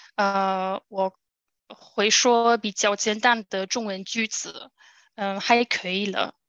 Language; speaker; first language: Chinese; non-native, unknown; German